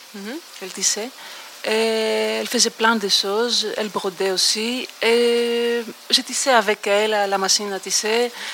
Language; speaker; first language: French; non-native, fluent; Greek